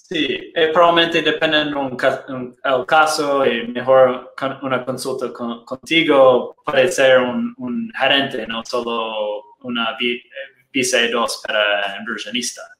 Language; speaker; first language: Spanish; non-native, fluent; Portuguese